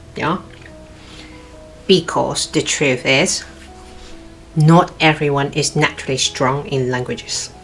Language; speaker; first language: English; non-native, fluent; Cantonese